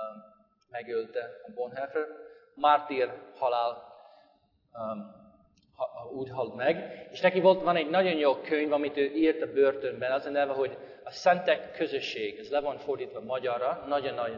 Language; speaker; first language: Hungarian; non-native, fluent; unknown